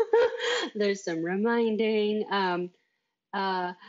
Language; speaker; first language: English; native; English